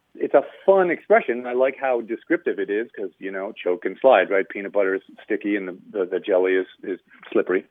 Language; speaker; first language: English; native; English